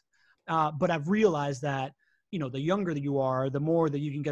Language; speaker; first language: English; early bilingual, other home language; Spanish